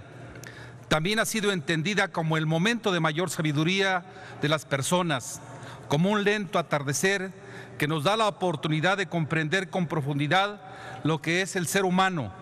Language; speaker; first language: Spanish; native; Spanish